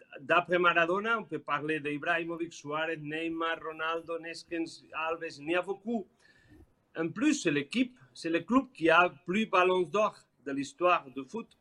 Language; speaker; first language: French; non-native, learner; Spanish